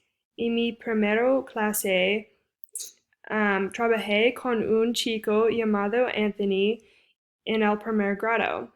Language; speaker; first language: Spanish; non-native, fluent; English